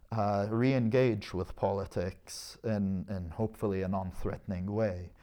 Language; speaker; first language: English; non-native, fluent; Arabic